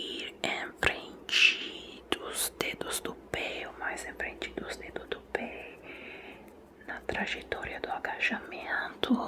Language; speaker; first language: Portuguese; non-native, fluent; Italian